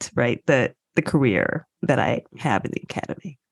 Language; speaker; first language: English; native; English